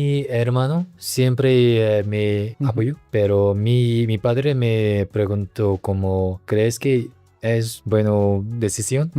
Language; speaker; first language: Spanish; non-native, learner; Korean